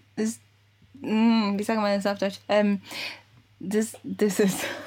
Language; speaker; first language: German; early bilingual, other home language; Japanese